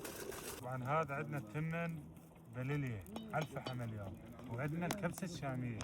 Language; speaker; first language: Arabic; native; Arabic